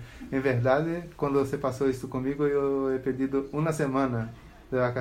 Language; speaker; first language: Spanish; non-native, learner; Portuguese